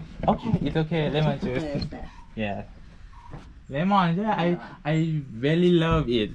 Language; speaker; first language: English; non-native, learner; Thai